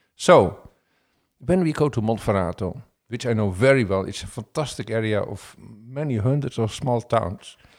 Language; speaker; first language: English; non-native, fluent; Dutch